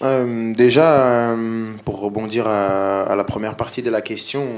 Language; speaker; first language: French; native; French